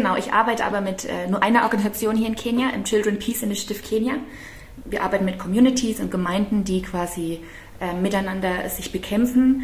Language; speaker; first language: German; native; German